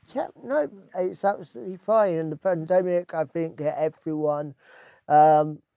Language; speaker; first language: English; native; English